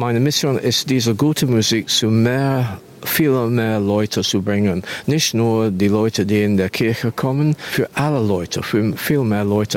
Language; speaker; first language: German; non-native, learner; English